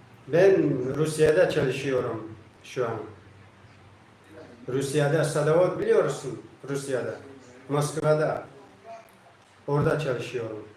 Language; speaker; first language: Turkish; non-native, learner; Tajik